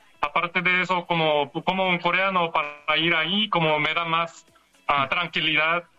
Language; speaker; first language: Spanish; non-native, learner; Korean